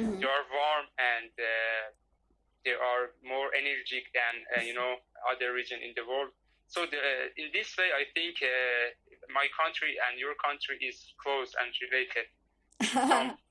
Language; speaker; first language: English; non-native, learner; Persian